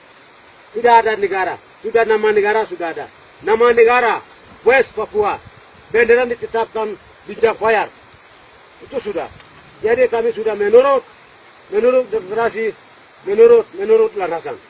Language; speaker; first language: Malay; non-native, local second language; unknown